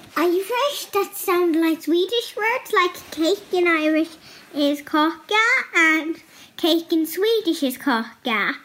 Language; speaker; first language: English; native; English